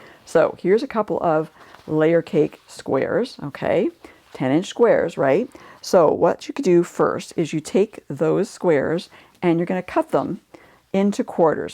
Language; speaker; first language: English; native; English